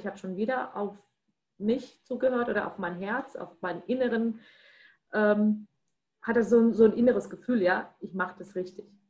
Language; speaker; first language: German; non-native, fluent; Russian